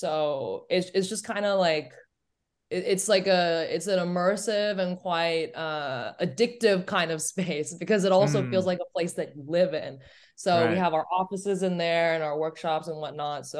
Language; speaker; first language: English; native; English